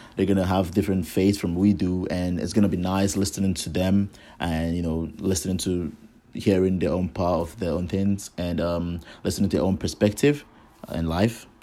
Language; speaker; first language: English; non-native, local second language; Igbo